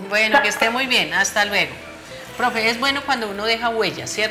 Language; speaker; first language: Spanish; native; Spanish